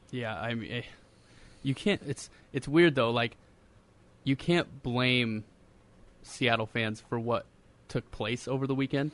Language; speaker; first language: English; native; English